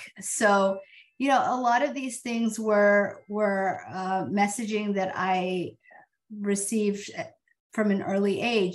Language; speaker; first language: English; native; English